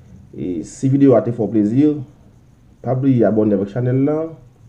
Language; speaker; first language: French; non-native, local second language; Haitian Creole